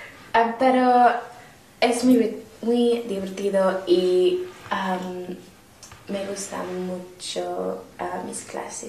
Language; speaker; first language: Spanish; non-native, learner; English